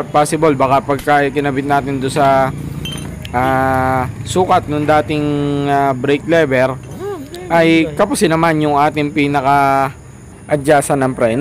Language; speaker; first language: Filipino; native; Filipino